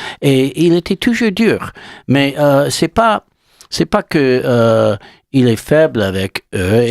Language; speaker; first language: French; non-native, learner; English